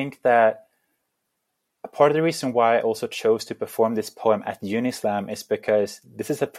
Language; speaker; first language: English; non-native, fluent; Swedish